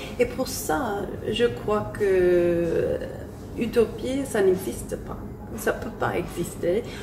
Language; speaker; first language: French; non-native, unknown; English